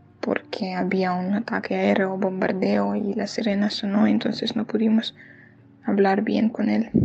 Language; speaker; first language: Spanish; non-native, fluent; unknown